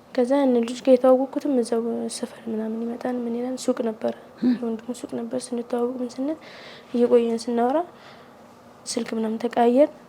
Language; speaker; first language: Amharic; native; Amharic